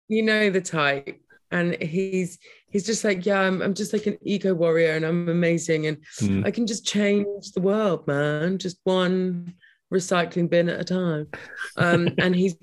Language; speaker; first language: English; native; English